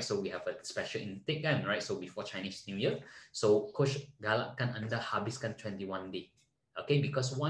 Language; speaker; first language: English; non-native, local second language; Malay